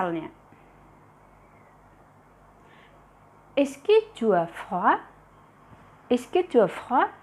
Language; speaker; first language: French; non-native, fluent; Indonesian